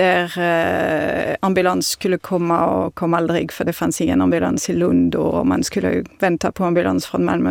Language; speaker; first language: Swedish; non-native, fluent; French